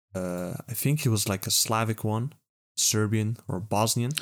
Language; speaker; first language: English; non-native, fluent; Dutch